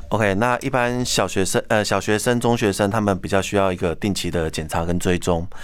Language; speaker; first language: Chinese; native; Chinese